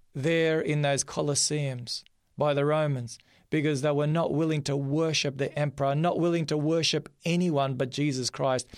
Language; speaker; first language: English; early bilingual, other home language; Macedonian